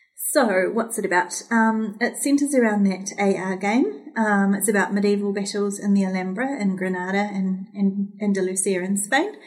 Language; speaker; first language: English; native; English